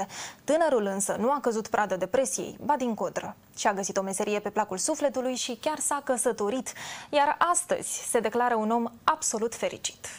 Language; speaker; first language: Romanian; native; Romanian